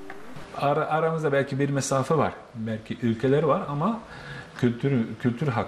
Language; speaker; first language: Turkish; non-native, fluent; Bosnian